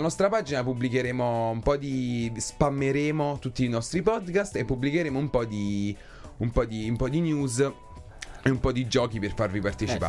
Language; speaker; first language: Italian; native; Italian